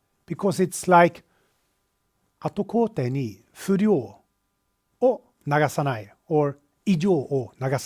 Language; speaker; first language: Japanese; non-native, fluent; Swedish